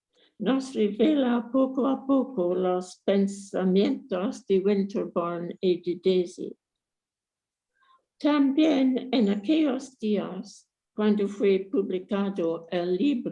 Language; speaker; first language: Spanish; non-native, fluent; English